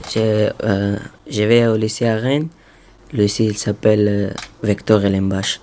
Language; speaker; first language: French; non-native, learner; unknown